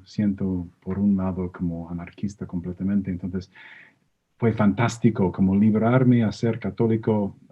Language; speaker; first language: Spanish; non-native, fluent; English